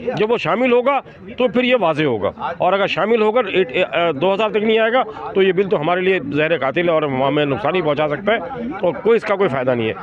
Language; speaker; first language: Urdu; native; Urdu